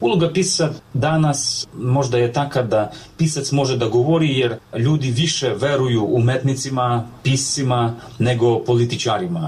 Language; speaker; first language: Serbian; non-native, fluent; Ukrainian